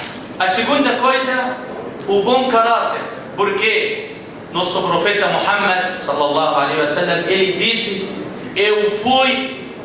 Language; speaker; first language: Portuguese; non-native, learner; Arabic